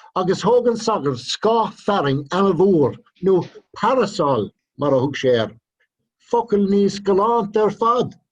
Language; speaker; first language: Irish; native; Irish